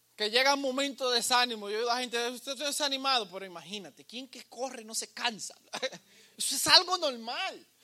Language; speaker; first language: Spanish; native; Spanish